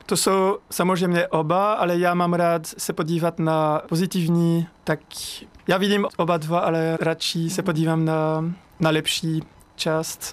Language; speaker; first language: Czech; non-native, learner; French